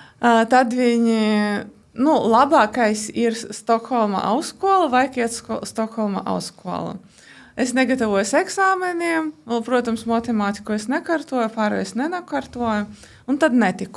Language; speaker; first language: Latvian; non-native, local second language; Russian